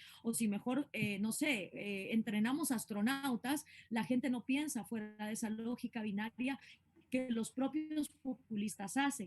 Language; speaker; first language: Spanish; native; Spanish